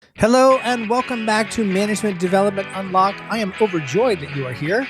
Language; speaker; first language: English; native; English